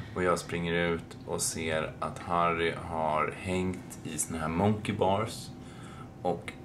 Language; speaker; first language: Swedish; native; Swedish